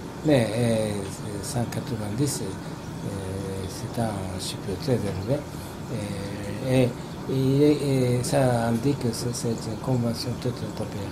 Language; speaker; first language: French; non-native, fluent; Japanese